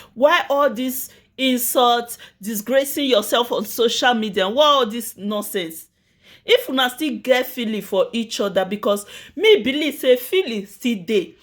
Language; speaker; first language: Nigerian Pidgin; native; Nigerian Pidgin